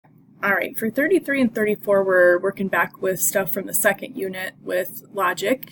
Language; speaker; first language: English; native; English